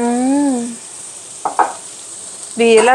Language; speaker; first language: Swedish; non-native, learner; Filipino